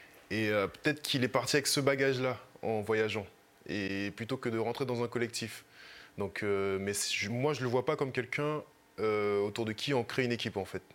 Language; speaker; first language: French; native; French